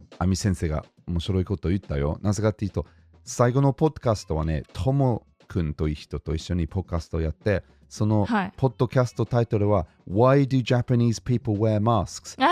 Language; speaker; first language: Japanese; non-native, fluent; English